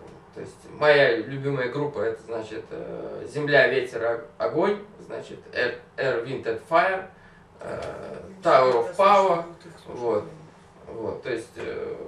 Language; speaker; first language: Russian; native; Russian